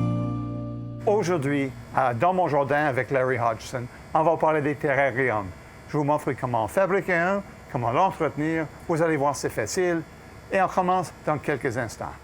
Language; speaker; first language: French; native; French